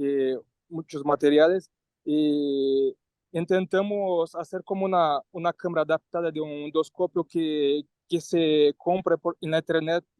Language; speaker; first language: Spanish; non-native, learner; Portuguese